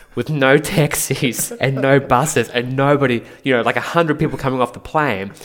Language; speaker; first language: English; native; English